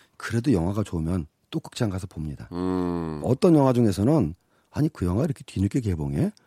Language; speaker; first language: Korean; native; Korean